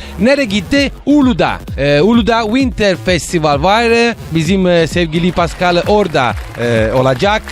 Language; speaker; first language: Turkish; non-native, learner; Italian